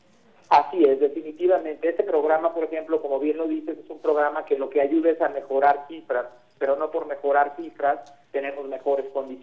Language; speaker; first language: Spanish; native; Spanish